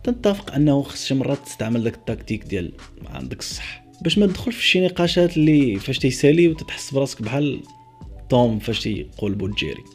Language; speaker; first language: Arabic; native; Arabic